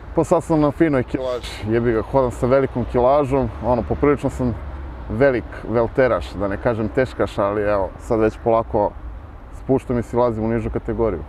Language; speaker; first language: Serbian; native; Serbian